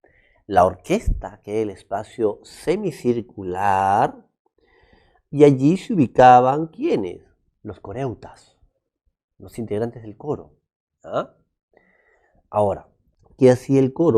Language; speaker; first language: Spanish; native; Spanish